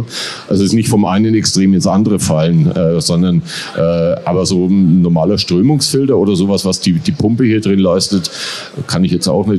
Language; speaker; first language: German; native; German